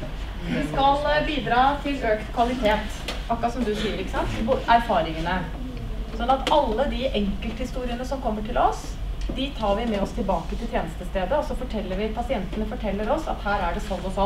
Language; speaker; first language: Norwegian; native; Norwegian